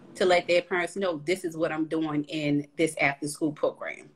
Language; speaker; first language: English; native; English